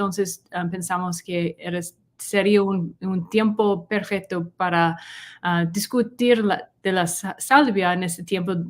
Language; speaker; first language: Spanish; non-native, learner; English